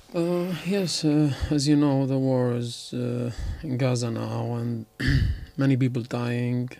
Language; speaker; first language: English; non-native, learner; Arabic